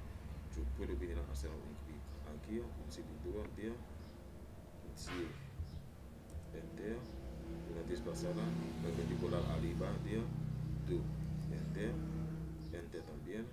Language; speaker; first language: Spanish; non-native, learner; Haitian Creole